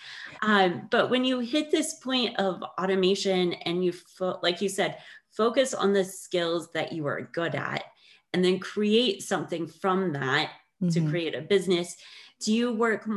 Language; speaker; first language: English; native; English